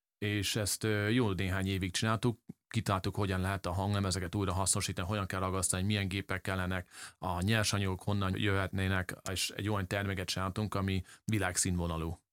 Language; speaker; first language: Hungarian; early bilingual, heritage; English